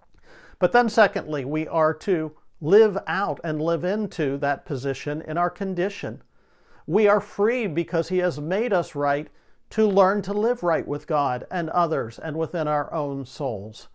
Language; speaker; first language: English; native; English